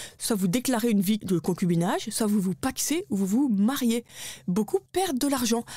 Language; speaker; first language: French; native; French